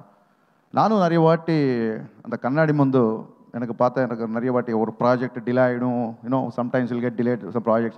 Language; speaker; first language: Tamil; non-native, learner; Telugu